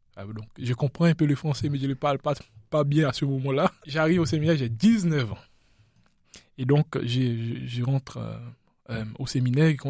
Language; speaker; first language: French; non-native, local second language; Seselwa Creole French